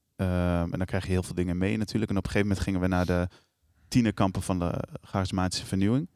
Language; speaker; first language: Dutch; native; Dutch